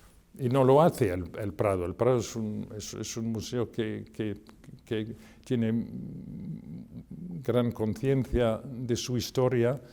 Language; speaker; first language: Spanish; non-native, fluent; French